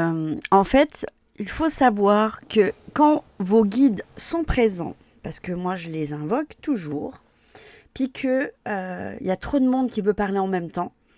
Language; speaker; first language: French; native; French